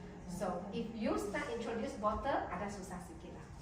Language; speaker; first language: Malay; non-native, local second language; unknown